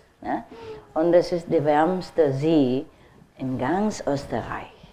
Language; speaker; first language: German; non-native, learner; Vietnamese